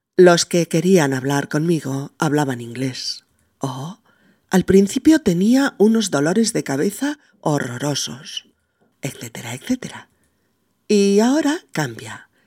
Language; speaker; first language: Spanish; native; Spanish